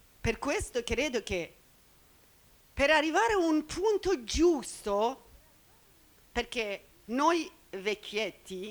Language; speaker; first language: Italian; non-native, learner; Persian